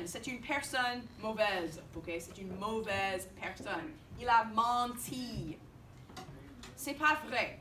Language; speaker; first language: French; non-native, fluent; English